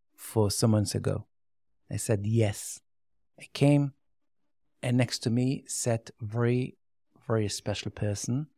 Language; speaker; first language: English; non-native, learner; Yiddish